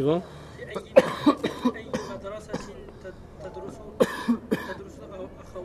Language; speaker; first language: Arabic; non-native, learner; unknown